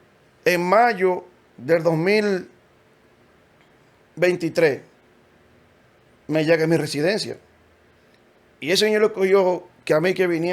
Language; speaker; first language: Spanish; native; Spanish